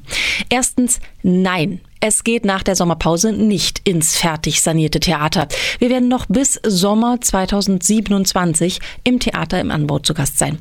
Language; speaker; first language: German; native; German